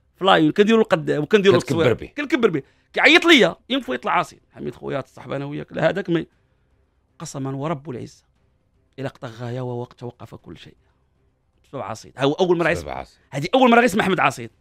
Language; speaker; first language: Arabic; native; Arabic